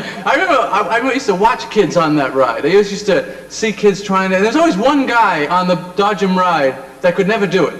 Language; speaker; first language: English; native; English